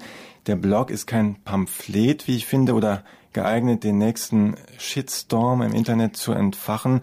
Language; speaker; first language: German; native; German